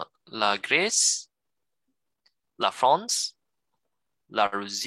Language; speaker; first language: French; non-native, learner; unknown